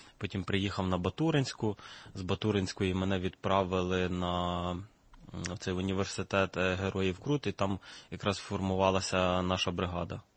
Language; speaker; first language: Ukrainian; native; Ukrainian